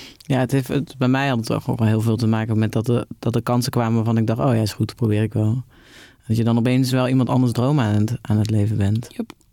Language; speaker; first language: Dutch; native; Dutch